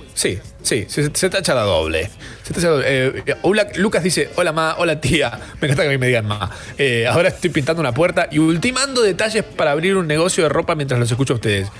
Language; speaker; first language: Spanish; native; Spanish